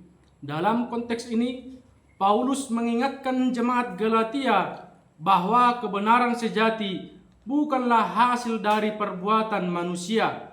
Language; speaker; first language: Indonesian; native; Indonesian